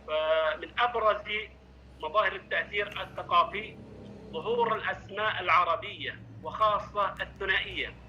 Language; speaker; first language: Arabic; non-native, fluent; Indonesian